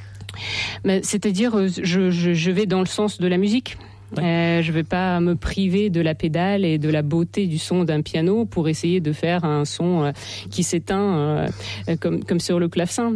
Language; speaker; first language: French; non-native, fluent; Russian